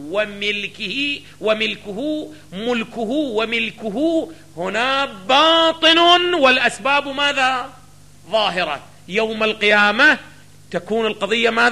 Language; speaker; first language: Arabic; native; Arabic